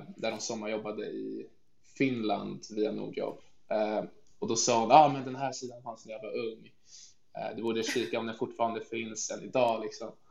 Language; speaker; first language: Swedish; native; Swedish